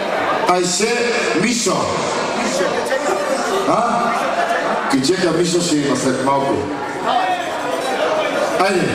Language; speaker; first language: Bulgarian; non-native, local second language; Turkish